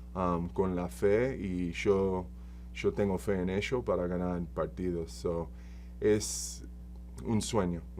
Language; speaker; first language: Spanish; early bilingual, heritage; Spanish